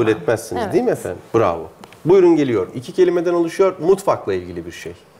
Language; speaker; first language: Turkish; native; Turkish